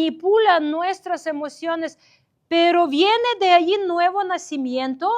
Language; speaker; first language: Spanish; non-native, fluent; Ukrainian